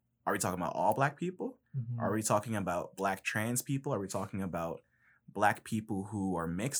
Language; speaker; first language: English; native; English